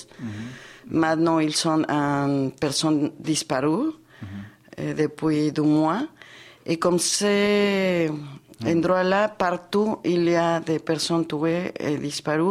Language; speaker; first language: French; non-native, fluent; Spanish